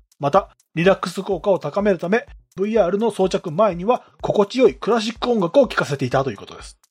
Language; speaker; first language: Japanese; native; Japanese